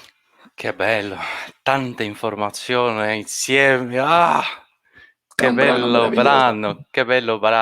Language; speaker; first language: Italian; non-native, fluent; Portuguese